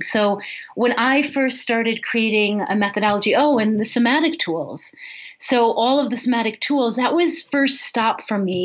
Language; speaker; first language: English; native; English